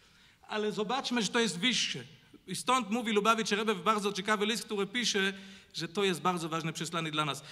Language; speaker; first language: Polish; non-native, fluent; Hebrew